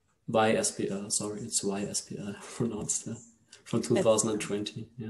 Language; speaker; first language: English; non-native, fluent; German